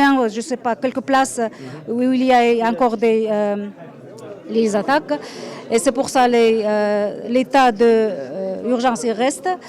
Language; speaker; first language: French; non-native, fluent; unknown